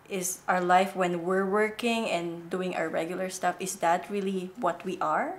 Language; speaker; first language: English; non-native, local second language; Filipino